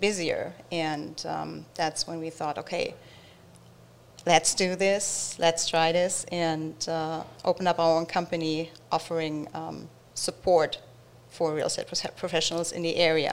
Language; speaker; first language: English; non-native, fluent; German